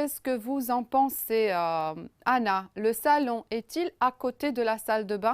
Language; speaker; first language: French; non-native, fluent; Romanian